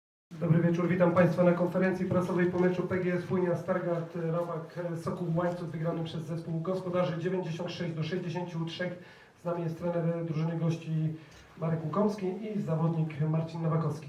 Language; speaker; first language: Polish; native; Polish